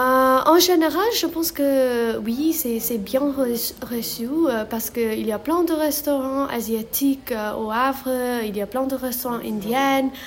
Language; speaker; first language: French; non-native, fluent; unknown